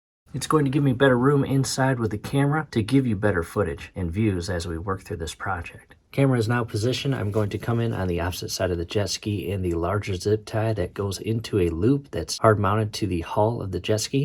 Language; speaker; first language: English; native; English